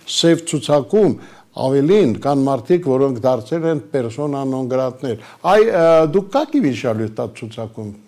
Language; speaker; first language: Armenian; native; Armenian